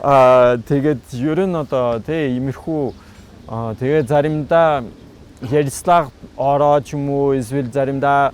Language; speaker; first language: Mongolian; non-native, fluent; French